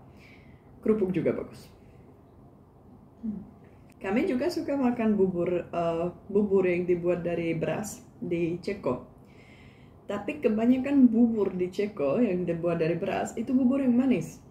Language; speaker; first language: Indonesian; non-native, fluent; Czech